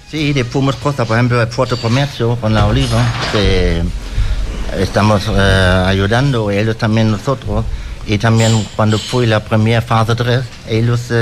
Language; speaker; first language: Spanish; non-native, learner; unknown